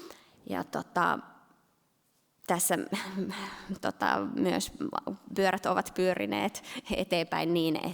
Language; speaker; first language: Finnish; native; Finnish